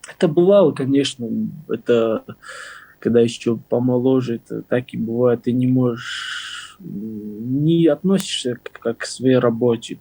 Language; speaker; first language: Russian; non-native, local second language; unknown